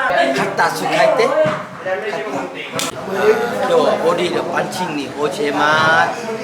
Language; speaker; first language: Japanese; non-native, learner; Thai